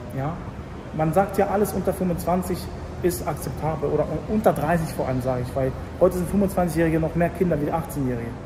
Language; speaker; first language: German; early bilingual, other home language; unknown